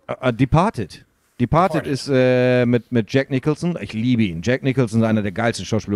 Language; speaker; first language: German; native; German